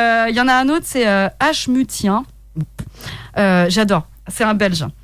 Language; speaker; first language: French; native; French